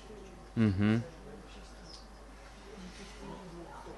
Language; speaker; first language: Russian; non-native, fluent; English